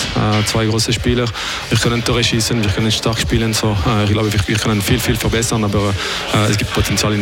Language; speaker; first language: German; non-native, local second language; French